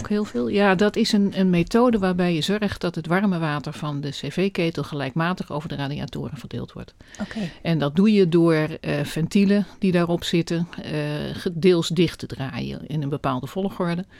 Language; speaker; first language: Dutch; native; Dutch